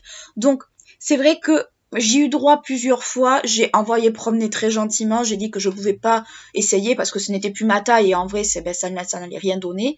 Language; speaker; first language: French; native; French